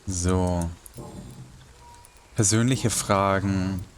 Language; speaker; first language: German; native; German